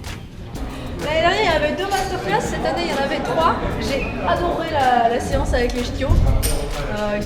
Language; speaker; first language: French; native; French